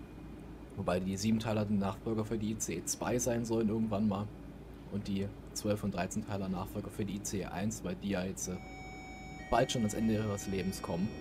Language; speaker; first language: German; native; German